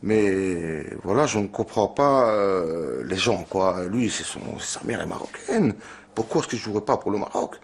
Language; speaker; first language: French; non-native, fluent; Spanish